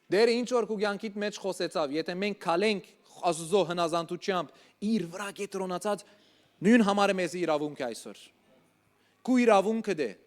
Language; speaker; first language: Armenian; early bilingual, heritage; Armenian